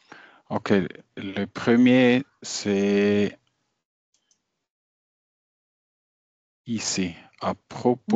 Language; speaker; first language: French; non-native, fluent; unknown